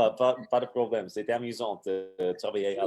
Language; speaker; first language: French; non-native, fluent; English